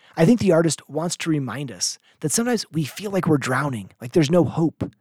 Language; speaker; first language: English; native; English